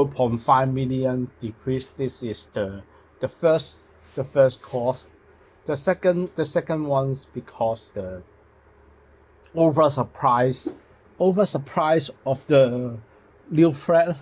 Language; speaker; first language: English; non-native, local second language; Cantonese